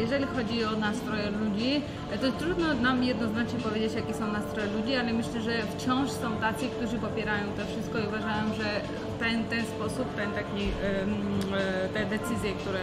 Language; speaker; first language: Polish; non-native, fluent; Georgian